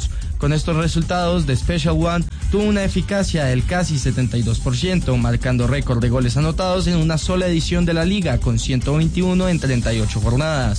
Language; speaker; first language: Spanish; native; Spanish